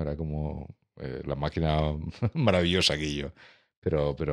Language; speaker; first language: Spanish; native; Spanish